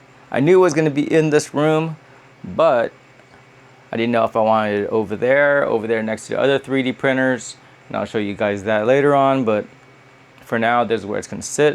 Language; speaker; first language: English; native; English